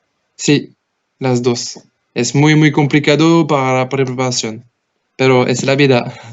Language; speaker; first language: Spanish; non-native, learner; French